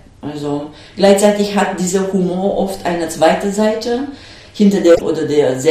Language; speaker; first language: German; non-native, fluent; Romanian